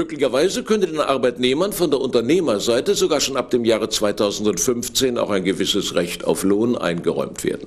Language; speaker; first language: German; native; German